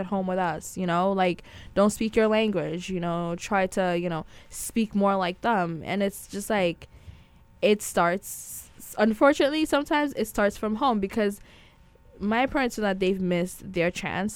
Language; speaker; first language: English; non-native, local second language; Akan